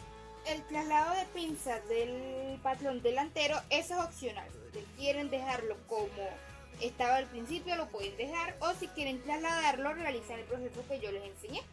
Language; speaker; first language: Spanish; native; Spanish